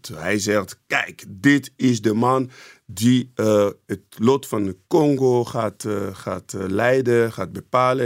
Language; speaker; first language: Dutch; non-native, fluent; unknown